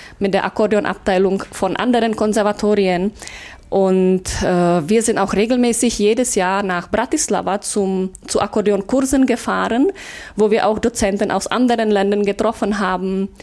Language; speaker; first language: German; non-native, fluent; Czech